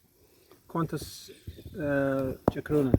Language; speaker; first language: Spanish; non-native, learner; English